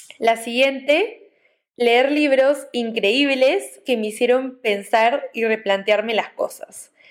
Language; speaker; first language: Spanish; native; Spanish